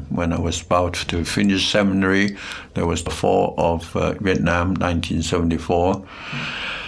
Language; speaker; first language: English; non-native, local second language; Cantonese